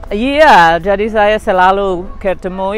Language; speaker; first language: Indonesian; non-native, fluent; English